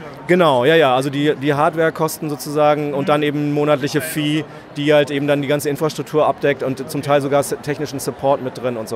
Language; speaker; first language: German; native; German